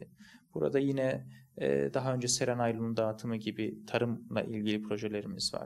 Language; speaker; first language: Turkish; native; Turkish